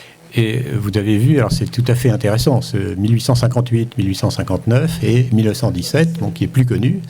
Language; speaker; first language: French; native; French